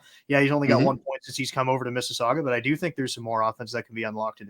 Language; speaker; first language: English; native; English